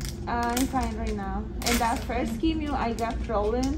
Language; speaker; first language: English; non-native, learner; Spanish